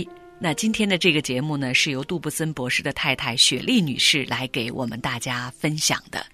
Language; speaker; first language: Chinese; native; Chinese